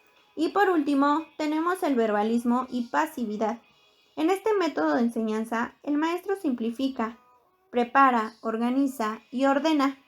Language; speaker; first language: Spanish; native; Spanish